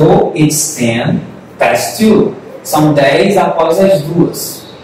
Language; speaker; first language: English; non-native, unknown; Portuguese